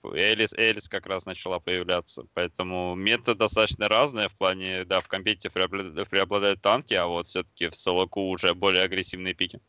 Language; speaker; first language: Russian; native; Russian